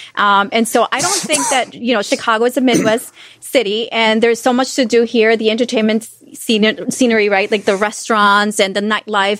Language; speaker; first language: English; non-native, fluent; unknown